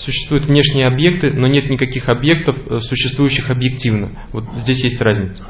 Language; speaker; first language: Russian; native; Russian